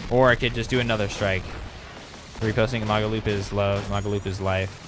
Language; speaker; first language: English; native; English